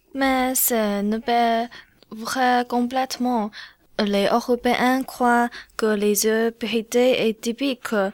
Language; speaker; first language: French; non-native, learner; Chinese